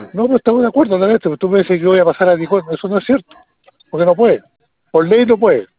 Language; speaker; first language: Spanish; native; Spanish